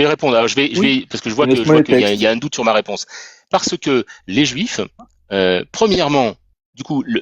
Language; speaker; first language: French; native; French